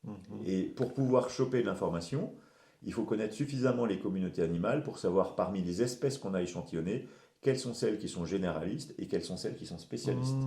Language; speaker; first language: French; native; French